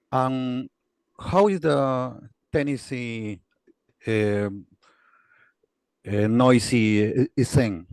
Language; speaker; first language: English; non-native, learner; Spanish